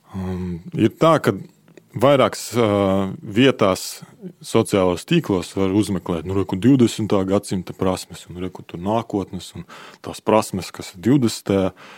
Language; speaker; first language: Latvian; non-native, local second language; Russian